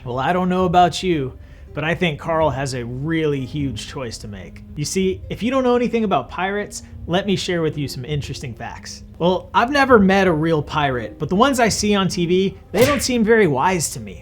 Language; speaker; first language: English; native; English